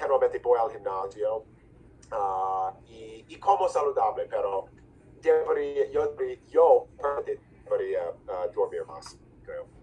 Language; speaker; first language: Spanish; non-native, fluent; English